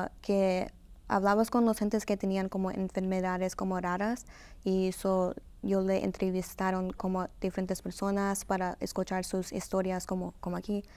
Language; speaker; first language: Spanish; early bilingual, heritage; Spanish